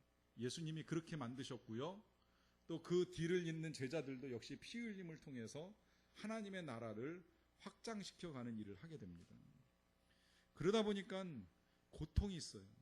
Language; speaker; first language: Korean; native; Korean